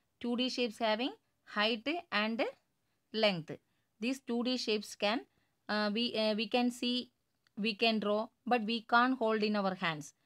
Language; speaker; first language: English; non-native, local second language; Tamil